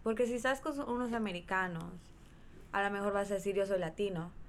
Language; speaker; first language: Spanish; early bilingual, heritage; Spanish